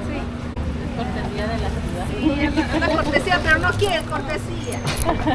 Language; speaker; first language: Spanish; native; Spanish